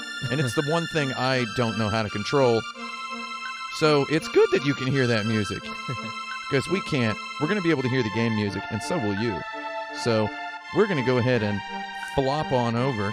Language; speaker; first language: English; native; English